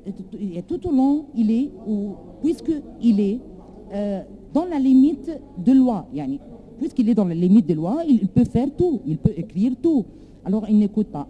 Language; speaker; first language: French; non-native, learner; Arabic